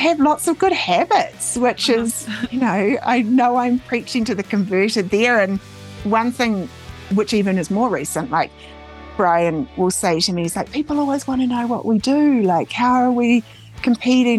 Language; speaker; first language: English; native; English